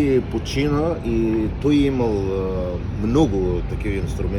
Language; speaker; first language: Bulgarian; non-native, learner; Arabic